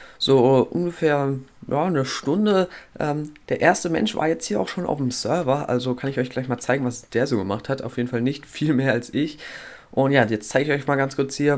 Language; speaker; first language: German; native; German